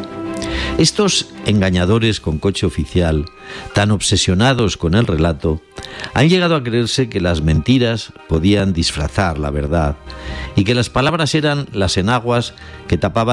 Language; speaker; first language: Spanish; native; Spanish